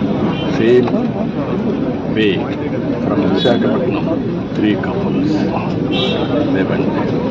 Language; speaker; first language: English; non-native, local second language; Telugu